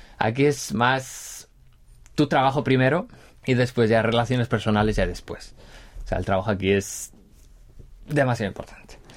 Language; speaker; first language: Spanish; native; Spanish